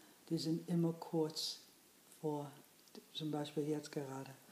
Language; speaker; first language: German; non-native, fluent; English